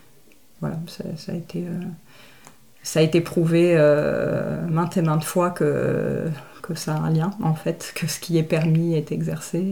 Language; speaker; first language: French; native; French